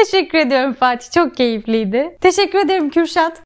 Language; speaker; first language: Turkish; native; Turkish